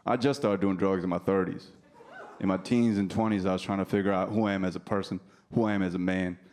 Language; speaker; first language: English; native; English